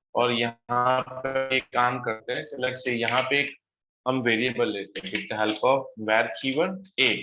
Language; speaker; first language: Hindi; non-native, local second language; Gujarati